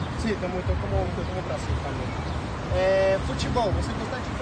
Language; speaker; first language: Portuguese; non-native, learner; French